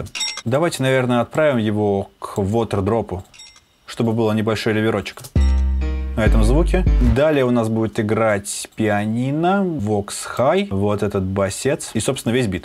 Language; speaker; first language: Russian; native; Russian